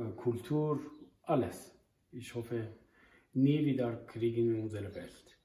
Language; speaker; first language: German; non-native, learner; Persian